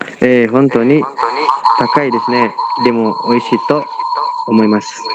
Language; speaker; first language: Japanese; non-native, learner; Indonesian